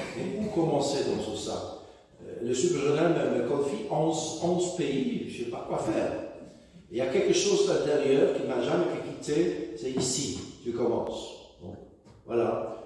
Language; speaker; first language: French; non-native, fluent; German